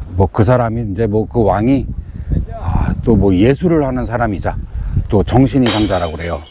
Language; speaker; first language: Korean; native; Korean